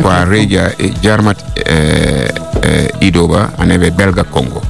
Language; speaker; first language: Hungarian; non-native, fluent; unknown